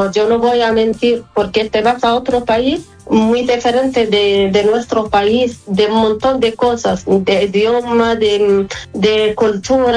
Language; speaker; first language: Spanish; non-native, fluent; Arabic